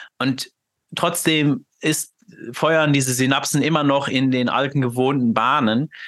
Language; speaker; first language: German; non-native, fluent; Luxembourgish